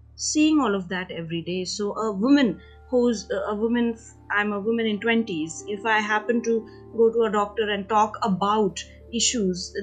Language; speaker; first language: English; non-native, local second language; Hindi